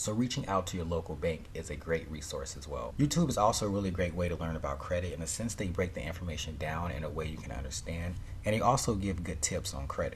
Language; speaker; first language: English; native; English